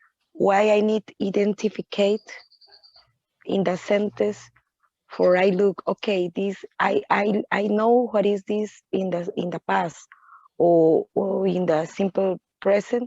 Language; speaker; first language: English; non-native, learner; Spanish